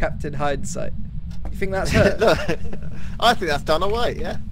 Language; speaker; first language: English; native; English